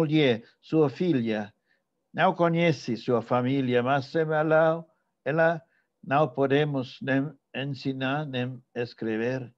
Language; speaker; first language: Portuguese; non-native, fluent; English